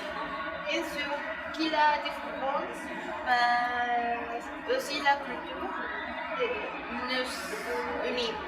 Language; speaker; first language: French; non-native, learner; Spanish